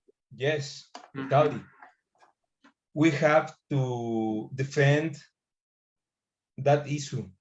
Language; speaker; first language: English; non-native, learner; Spanish